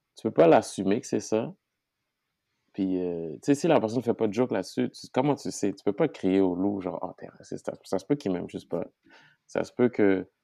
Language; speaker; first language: French; non-native, local second language; Haitian Creole